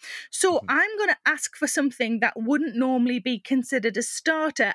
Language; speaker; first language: English; native; English